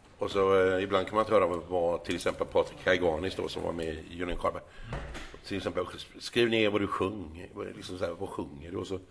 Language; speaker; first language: Swedish; native; Swedish